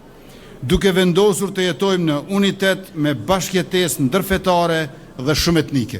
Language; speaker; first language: Albanian; native; Albanian